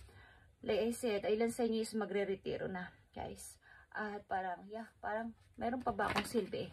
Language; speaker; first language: Filipino; native; Filipino